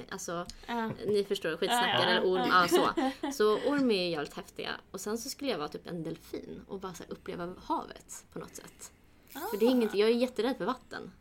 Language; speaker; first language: Swedish; early bilingual, other home language; Kurdish